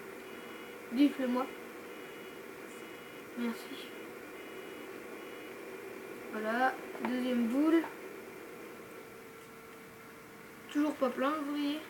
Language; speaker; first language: French; native; French